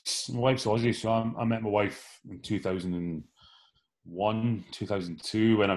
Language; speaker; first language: English; native; English